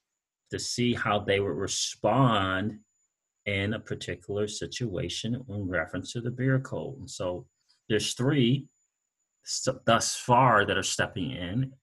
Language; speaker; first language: English; native; English